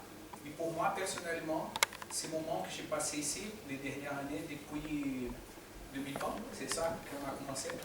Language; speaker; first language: French; non-native, fluent; Portuguese